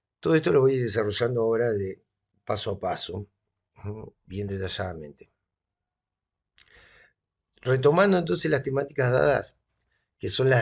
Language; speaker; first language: Spanish; native; Spanish